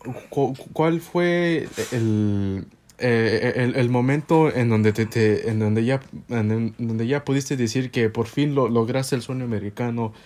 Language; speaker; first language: Spanish; early bilingual, heritage; Spanish